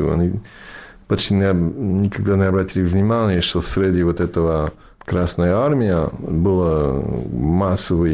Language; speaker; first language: Russian; non-native, fluent; English